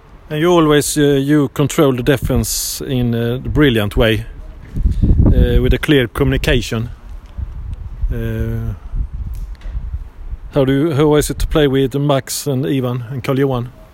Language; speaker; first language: English; non-native, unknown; Swedish